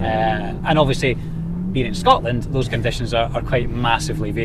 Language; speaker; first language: English; native; English